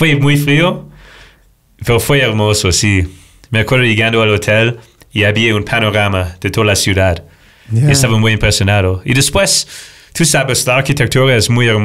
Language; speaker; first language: Spanish; non-native, fluent; English